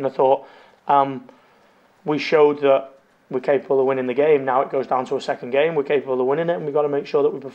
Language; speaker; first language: English; native; English